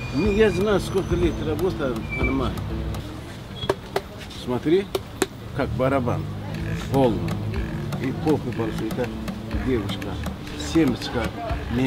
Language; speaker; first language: Russian; non-native, local second language; Azerbaijani